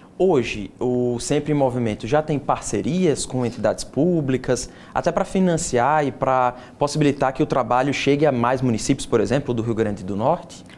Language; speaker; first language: Portuguese; native; Portuguese